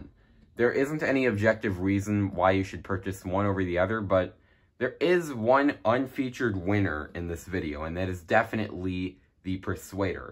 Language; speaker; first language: English; native; English